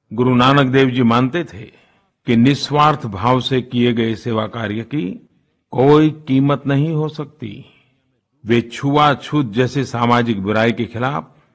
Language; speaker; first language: Hindi; non-native, local second language; Gujarati